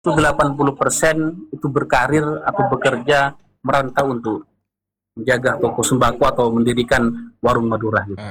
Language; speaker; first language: Indonesian; non-native, local second language; Madurese